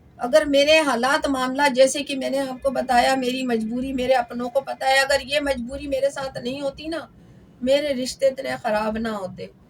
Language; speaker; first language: Urdu; native; Urdu